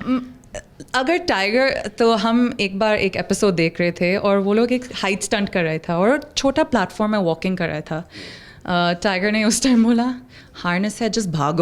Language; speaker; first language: Hindi; non-native, local second language; English